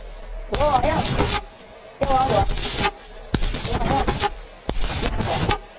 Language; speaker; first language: Chinese; native; Chinese